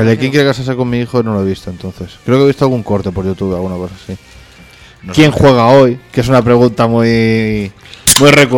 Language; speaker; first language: Spanish; native; Spanish